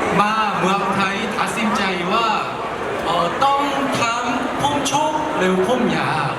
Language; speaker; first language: Thai; non-native, learner; Korean